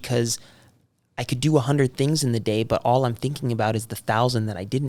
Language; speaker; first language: English; native; English